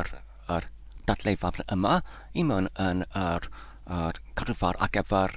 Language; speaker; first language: Welsh; non-native, learner; Polish